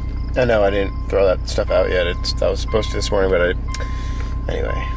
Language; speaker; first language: English; native; English